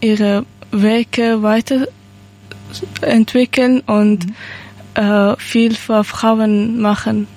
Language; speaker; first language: German; non-native, learner; Persian